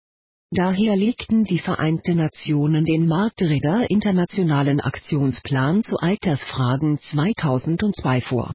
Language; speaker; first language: German; native; German